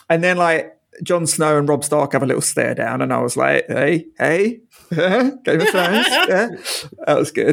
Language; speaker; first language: English; native; English